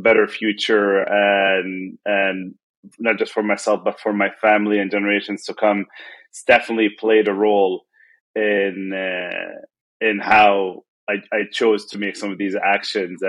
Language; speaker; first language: English; non-native, fluent; Arabic